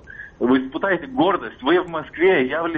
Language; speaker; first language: Russian; non-native, fluent; Lithuanian